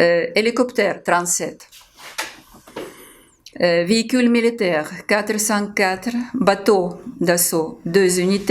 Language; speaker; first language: French; non-native, fluent; Ukrainian